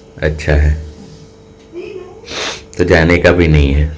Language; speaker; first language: Hindi; non-native, local second language; Gujarati